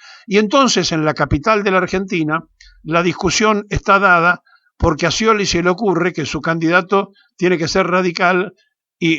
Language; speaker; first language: Spanish; native; Spanish